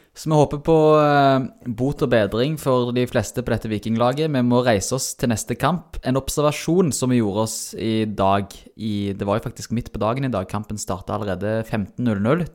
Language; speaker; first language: Norwegian; native; Norwegian